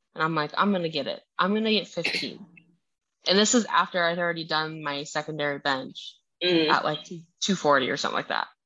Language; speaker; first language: English; early bilingual, other home language; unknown